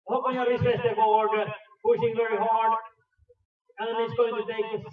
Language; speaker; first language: English; non-native, fluent; Finnish